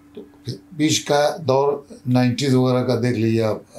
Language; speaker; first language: Hindi; native; Hindi